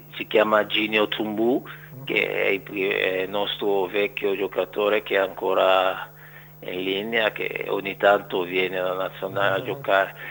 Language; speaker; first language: Italian; non-native, fluent; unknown